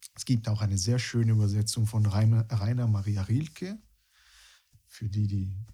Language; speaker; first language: German; non-native, fluent; Italian